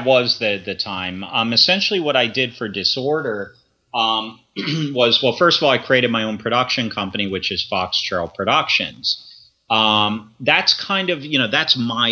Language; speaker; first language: English; native; English